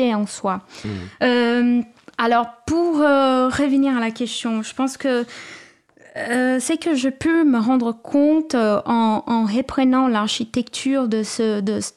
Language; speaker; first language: French; non-native, fluent; Portuguese